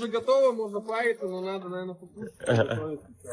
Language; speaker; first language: Russian; native; Russian